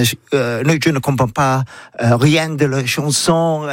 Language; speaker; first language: French; non-native, learner; English